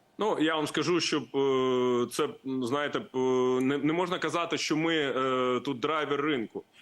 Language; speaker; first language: Ukrainian; native; Ukrainian